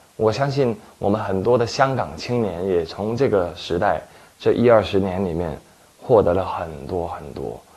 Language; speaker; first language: Chinese; non-native, local second language; Min Nan Chinese